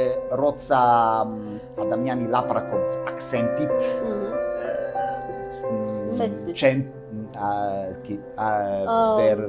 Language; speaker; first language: Georgian; non-native, learner; Italian